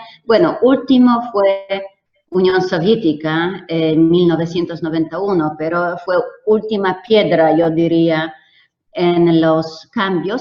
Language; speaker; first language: Spanish; non-native, fluent; Polish